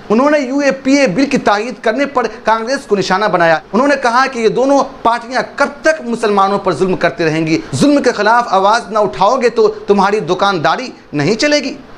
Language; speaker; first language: Urdu; native; Urdu